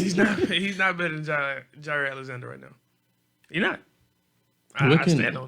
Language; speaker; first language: English; native; English